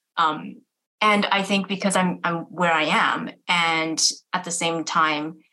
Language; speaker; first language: English; native; English